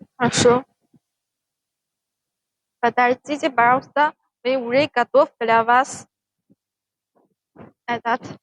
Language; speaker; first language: Russian; non-native, learner; Chinese